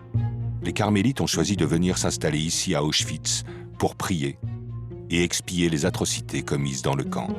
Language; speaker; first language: French; native; French